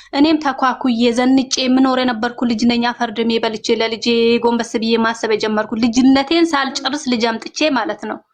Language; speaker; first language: Amharic; non-native, local second language; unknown